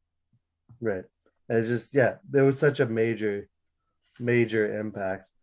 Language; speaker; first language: English; native; English